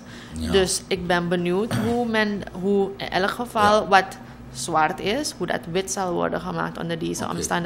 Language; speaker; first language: Dutch; native; Dutch